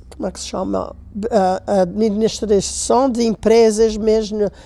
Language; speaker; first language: Portuguese; native; Portuguese